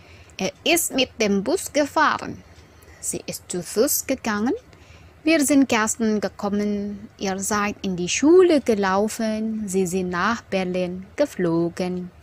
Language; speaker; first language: German; non-native, fluent; Indonesian